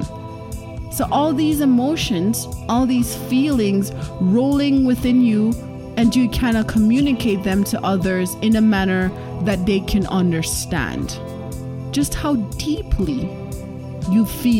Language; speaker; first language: English; non-native, local second language; Jamaican Creole English